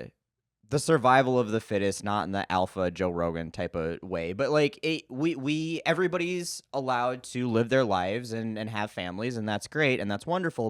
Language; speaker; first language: English; native; English